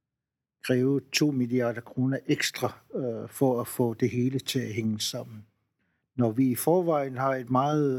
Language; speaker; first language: Danish; non-native, local second language; Kalaallisut